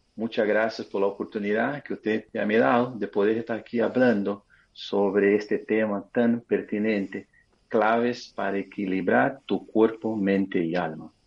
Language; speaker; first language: Spanish; non-native, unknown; Portuguese